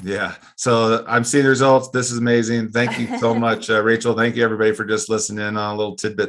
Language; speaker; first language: English; native; English